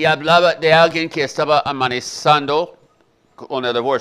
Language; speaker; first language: Spanish; native; Spanish